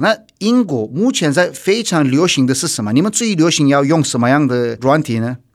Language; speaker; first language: Chinese; non-native, fluent; Turkish